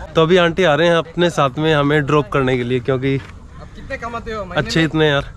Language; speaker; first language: Hindi; native; Hindi